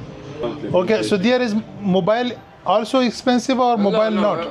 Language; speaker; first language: English; non-native, learner; Urdu